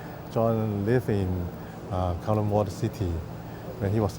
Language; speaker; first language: English; non-native, fluent; Cantonese